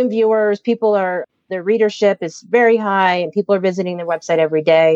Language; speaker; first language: English; native; English